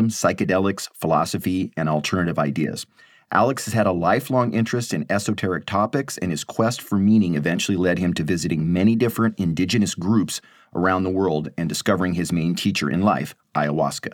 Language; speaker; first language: English; native; English